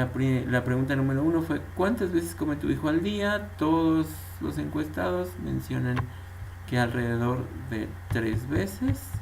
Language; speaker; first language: Spanish; native; Spanish